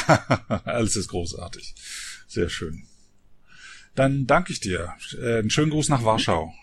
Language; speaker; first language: German; native; German